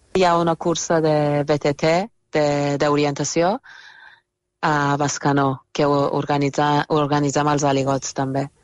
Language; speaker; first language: Catalan; non-native, fluent; Persian